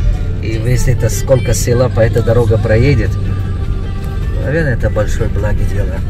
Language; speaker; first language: Russian; non-native, local second language; Tajik